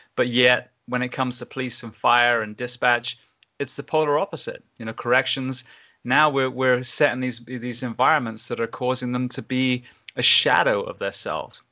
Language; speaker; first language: English; native; English